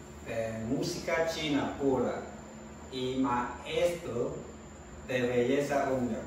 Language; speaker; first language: Spanish; non-native, learner; Chinese